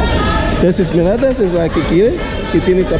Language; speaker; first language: Spanish; non-native, learner; Haitian Creole